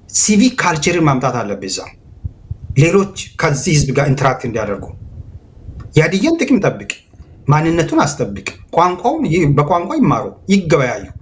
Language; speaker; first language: Amharic; non-native, local second language; Hadiyya